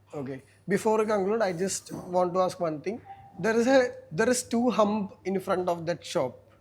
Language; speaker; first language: English; non-native, local second language; Malayalam